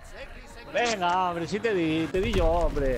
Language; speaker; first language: Spanish; native; Spanish